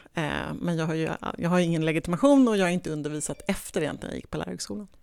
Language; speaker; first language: Swedish; native; Swedish